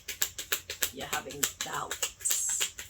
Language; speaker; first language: English; native; English